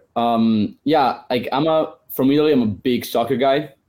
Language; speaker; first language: English; non-native, fluent; Italian